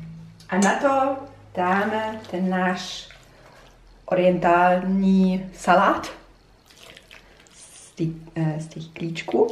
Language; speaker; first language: Czech; non-native, fluent; German